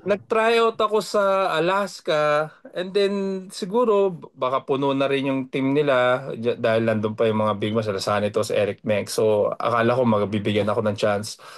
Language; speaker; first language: Filipino; native; Filipino